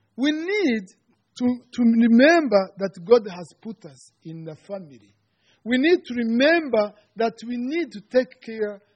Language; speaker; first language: English; non-native, local second language; Kinyarwanda